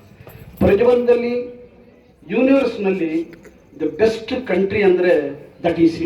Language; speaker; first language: Kannada; non-native, fluent; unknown